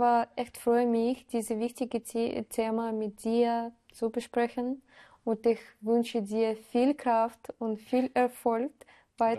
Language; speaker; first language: German; non-native, fluent; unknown